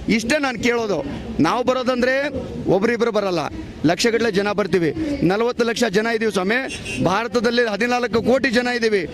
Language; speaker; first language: Kannada; non-native, local second language; Lambadi